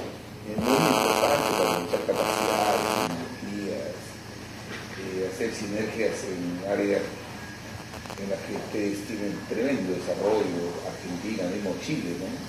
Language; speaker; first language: Portuguese; non-native, learner; Spanish